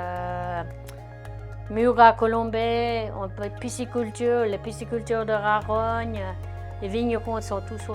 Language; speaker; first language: French; non-native, fluent; English